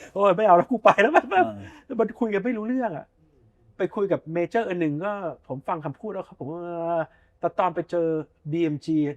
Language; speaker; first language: Thai; early bilingual, heritage; Thai